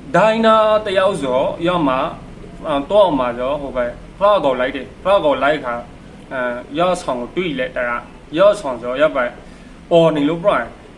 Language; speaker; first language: Burmese; native; Burmese